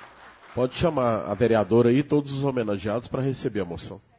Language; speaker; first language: Portuguese; native; Portuguese